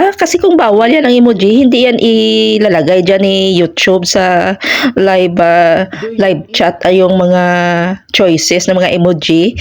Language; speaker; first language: Filipino; non-native, local second language; Hiligaynon